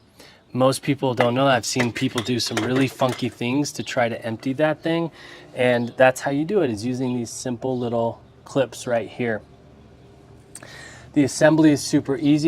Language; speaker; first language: English; native; English